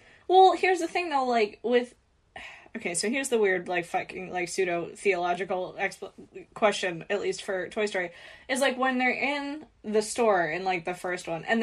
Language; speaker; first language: English; native; English